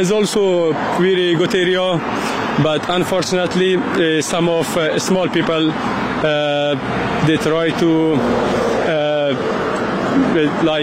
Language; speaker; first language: English; non-native, learner; Persian